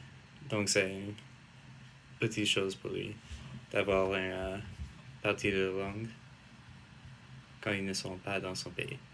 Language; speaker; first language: French; non-native, learner; English